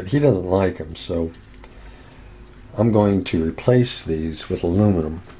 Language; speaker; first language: English; native; English